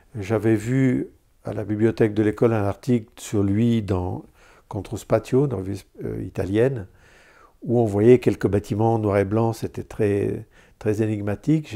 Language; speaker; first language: French; native; French